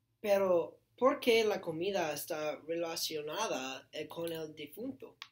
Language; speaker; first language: Spanish; non-native, learner; English